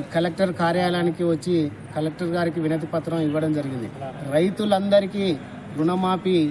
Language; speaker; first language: Telugu; native; Telugu